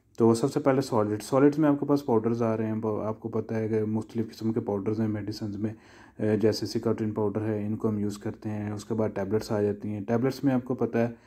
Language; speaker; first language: Urdu; non-native, local second language; Punjabi